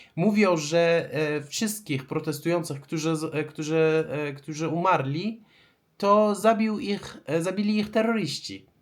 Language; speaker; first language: Polish; non-native, fluent; Persian